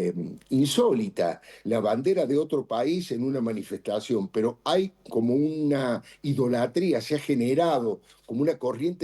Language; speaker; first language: Spanish; native; Spanish